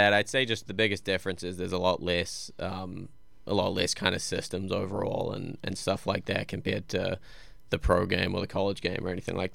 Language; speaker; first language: English; native; English